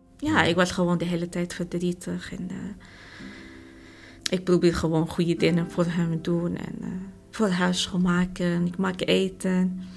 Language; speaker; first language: Dutch; non-native, learner; Arabic